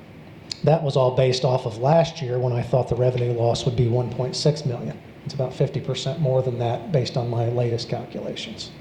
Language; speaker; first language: English; native; English